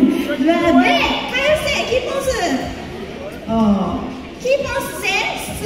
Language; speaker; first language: French; non-native, learner; Japanese